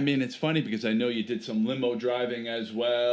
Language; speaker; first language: English; native; English